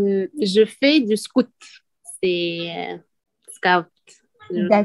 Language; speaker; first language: French; non-native, learner; Arabic